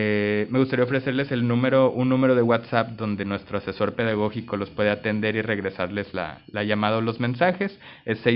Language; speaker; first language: Spanish; native; Spanish